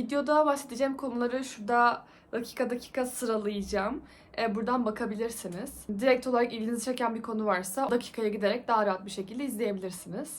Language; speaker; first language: Turkish; native; Turkish